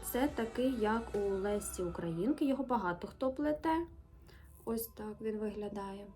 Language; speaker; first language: Ukrainian; native; Ukrainian